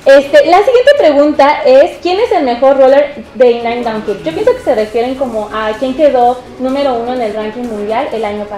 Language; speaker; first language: Spanish; native; Spanish